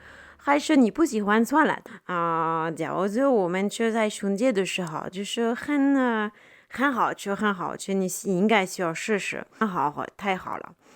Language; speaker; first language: Chinese; non-native, learner; French